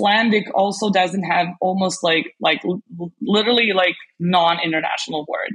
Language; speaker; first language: English; non-native, fluent; Serbian